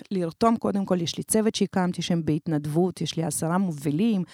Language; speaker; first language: Hebrew; early bilingual, other home language; Romanian